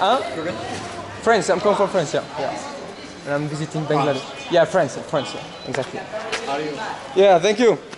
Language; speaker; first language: English; non-native, learner; French